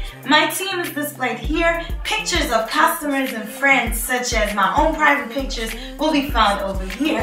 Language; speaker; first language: English; non-native, fluent; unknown